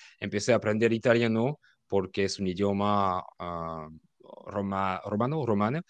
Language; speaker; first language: Spanish; non-native, fluent; French